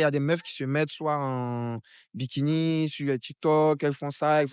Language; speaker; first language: French; non-native, fluent; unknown